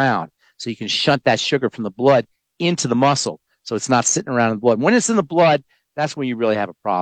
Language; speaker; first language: English; native; English